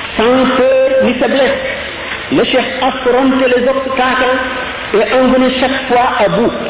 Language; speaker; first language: French; non-native, local second language; Wolof